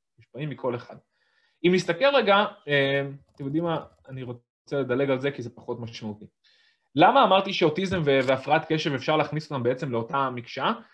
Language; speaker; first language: Hebrew; native; Hebrew